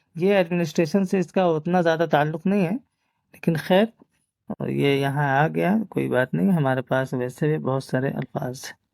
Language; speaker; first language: Urdu; native; Urdu